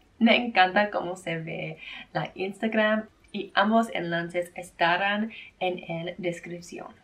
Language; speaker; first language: Spanish; non-native, learner; English